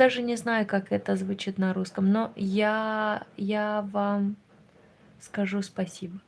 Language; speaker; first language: Russian; non-native, learner; Romanian